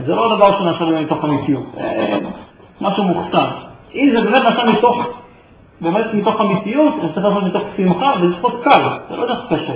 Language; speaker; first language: Hebrew; native; Hebrew